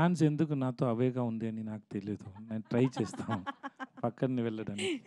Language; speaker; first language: Telugu; non-native, learner; Tamil